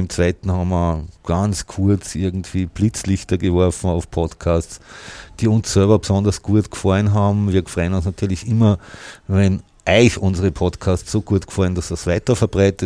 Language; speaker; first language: German; native; German